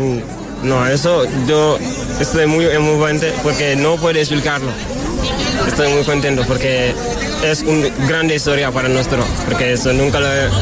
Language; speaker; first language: Spanish; non-native, learner; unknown